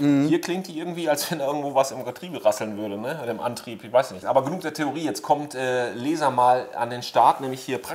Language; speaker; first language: German; native; German